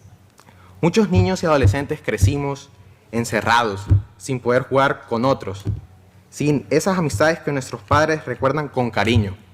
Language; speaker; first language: Spanish; native; Spanish